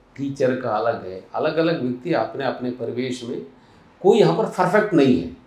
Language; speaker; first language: Hindi; non-native, local second language; Telugu